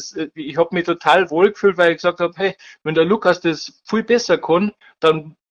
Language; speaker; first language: German; native; German